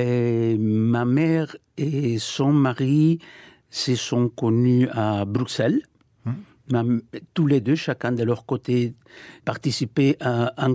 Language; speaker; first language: French; non-native, fluent; Spanish